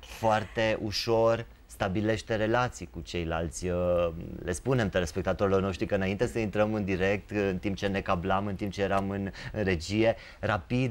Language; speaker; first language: Romanian; native; Romanian